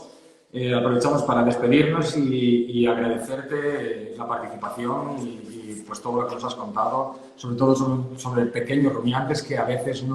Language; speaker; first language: Spanish; native; Spanish